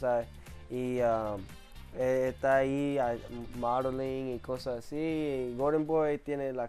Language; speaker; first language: Spanish; early bilingual, heritage; English